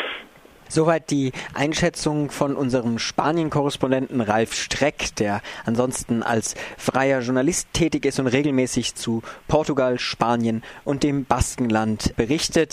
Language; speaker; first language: German; native; German